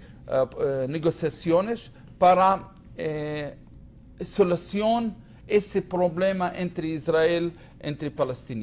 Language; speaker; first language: Spanish; non-native, learner; Hebrew